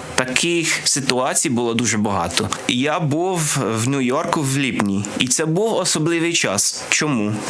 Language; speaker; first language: Ukrainian; non-native, learner; Polish